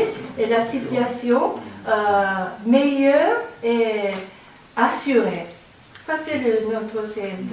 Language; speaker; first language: French; non-native, learner; Japanese